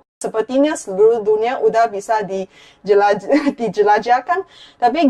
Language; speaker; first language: Indonesian; non-native, fluent; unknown